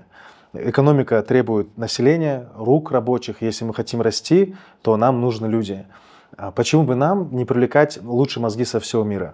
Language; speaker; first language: Russian; native; Russian